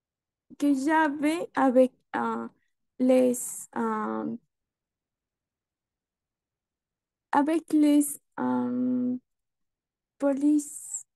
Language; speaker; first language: French; non-native, learner; Spanish